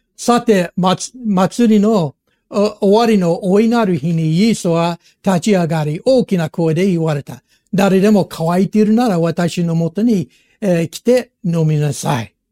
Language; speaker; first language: Japanese; non-native, fluent; English